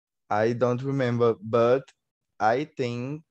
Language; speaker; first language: English; non-native, learner; Portuguese